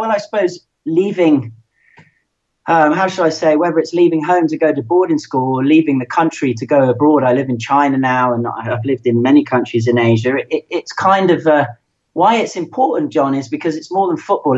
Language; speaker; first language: English; native; English